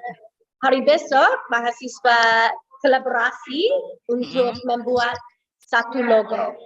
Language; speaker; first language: Indonesian; non-native, fluent; English